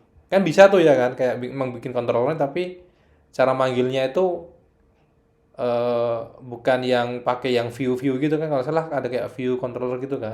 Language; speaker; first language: Indonesian; native; Indonesian